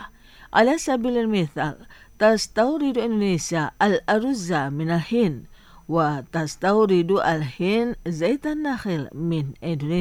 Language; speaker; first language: Arabic; non-native, fluent; Indonesian